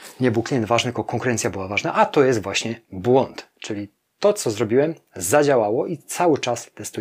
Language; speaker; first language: Polish; native; Polish